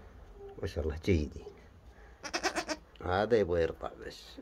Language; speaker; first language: Arabic; native; Arabic